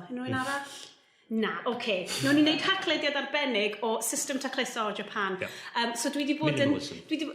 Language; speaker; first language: Welsh; native; Welsh